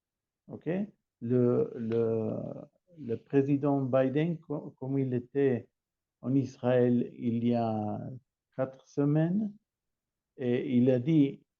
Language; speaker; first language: French; non-native, learner; Hebrew